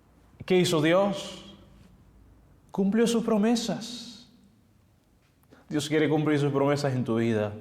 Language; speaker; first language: Spanish; native; Spanish